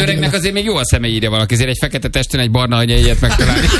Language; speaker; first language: Hungarian; native; Hungarian